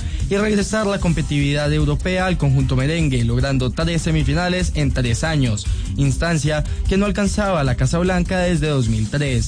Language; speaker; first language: Spanish; native; Spanish